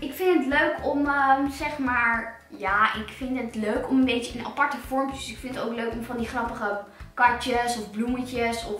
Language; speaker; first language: Dutch; native; Dutch